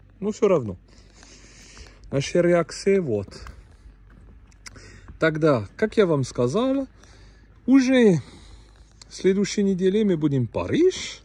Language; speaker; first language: Russian; non-native, learner; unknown